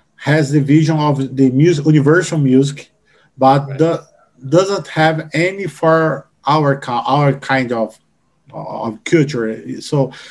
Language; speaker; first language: English; non-native, learner; Portuguese